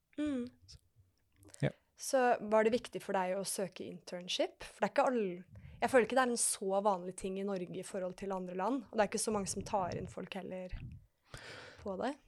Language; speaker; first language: Norwegian; native; Norwegian